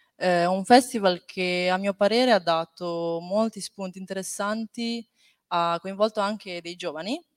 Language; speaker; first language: Italian; early bilingual, other home language; Chinese